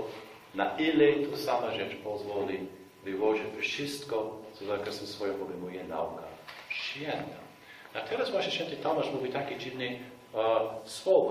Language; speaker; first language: Polish; non-native, fluent; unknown